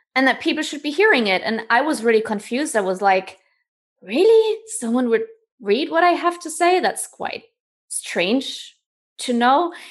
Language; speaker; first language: English; non-native, fluent; German